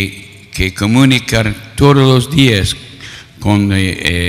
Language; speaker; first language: Spanish; non-native, learner; English